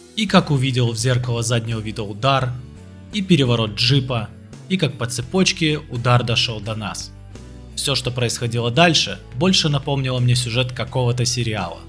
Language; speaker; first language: Russian; native; Russian